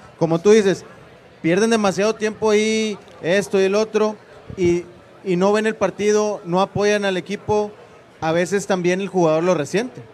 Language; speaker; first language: Spanish; native; Spanish